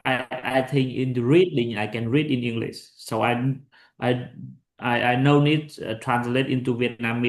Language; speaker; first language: English; non-native, learner; Vietnamese